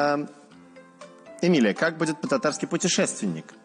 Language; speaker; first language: Russian; native; Russian